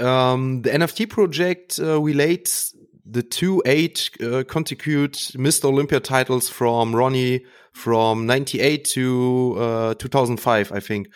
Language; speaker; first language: English; non-native, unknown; German